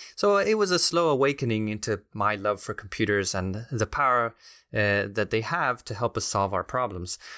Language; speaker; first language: English; non-native, fluent; Spanish